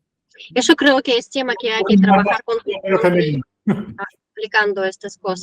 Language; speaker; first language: Spanish; non-native, learner; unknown